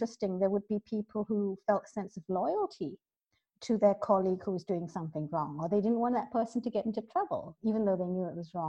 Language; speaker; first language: English; native; English